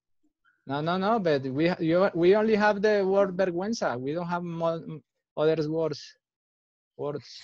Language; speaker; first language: English; non-native, fluent; Spanish